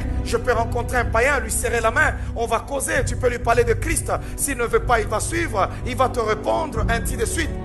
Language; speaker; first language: French; non-native, local second language; Haitian Creole